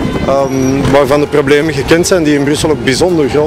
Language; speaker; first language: Dutch; native; Dutch